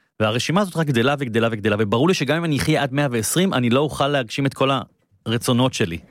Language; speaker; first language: Hebrew; native; Hebrew